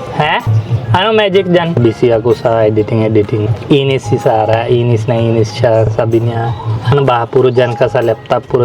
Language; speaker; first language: Filipino; non-native, learner; Hindi